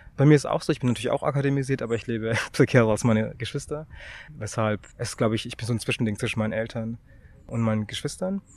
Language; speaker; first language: German; early bilingual, other home language; Tamil